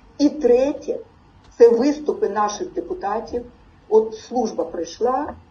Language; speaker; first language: Ukrainian; non-native, local second language; Russian